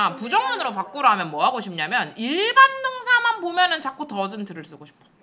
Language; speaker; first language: Korean; native; Korean